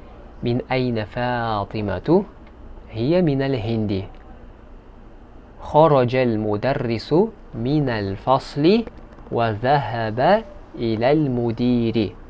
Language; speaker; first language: Arabic; non-native, fluent; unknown